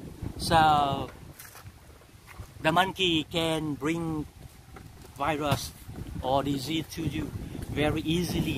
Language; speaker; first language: English; non-native, local second language; Vietnamese